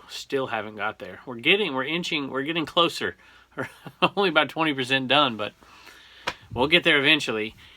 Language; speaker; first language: English; native; English